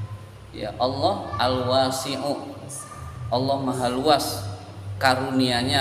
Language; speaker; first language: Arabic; non-native, fluent; Indonesian